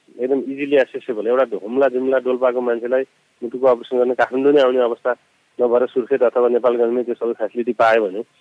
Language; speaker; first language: Nepali; native; Nepali